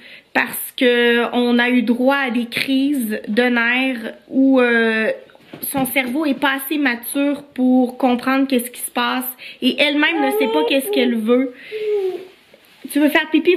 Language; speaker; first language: French; native; French